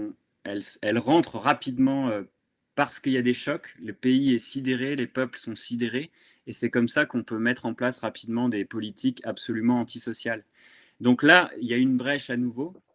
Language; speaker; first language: French; native; French